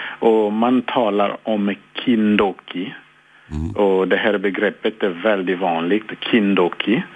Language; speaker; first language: Swedish; non-native, fluent; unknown